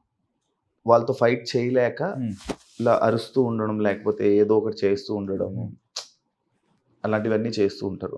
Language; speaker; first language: Telugu; native; Telugu